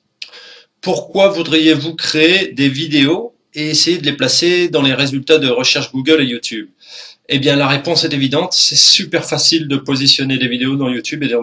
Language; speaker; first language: French; native; French